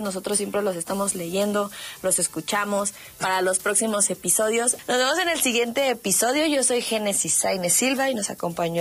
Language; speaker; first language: Spanish; native; Spanish